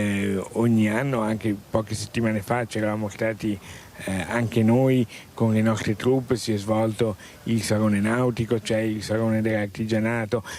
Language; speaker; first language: Italian; native; Italian